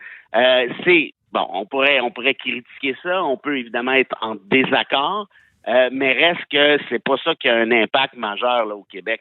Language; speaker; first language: French; native; French